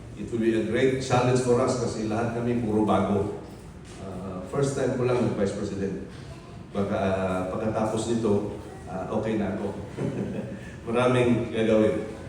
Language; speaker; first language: Filipino; non-native, local second language; Hiligaynon